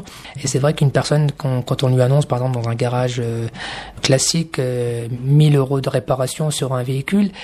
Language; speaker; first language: French; native; French